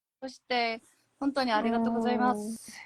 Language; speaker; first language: Japanese; non-native, learner; Korean